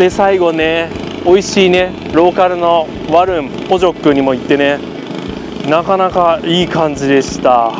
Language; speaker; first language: Japanese; native; Japanese